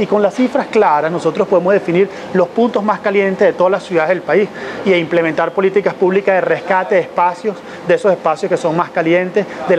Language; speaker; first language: Spanish; native; Spanish